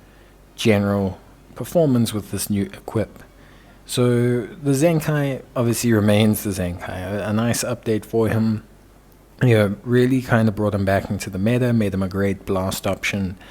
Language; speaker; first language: English; native; English